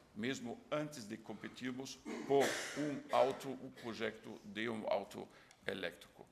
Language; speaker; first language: Portuguese; non-native, fluent; German